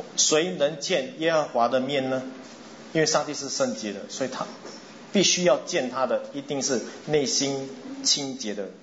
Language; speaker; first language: Chinese; non-native, local second language; English